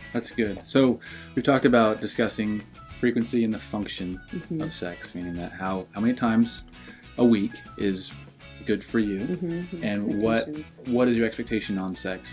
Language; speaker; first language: English; native; English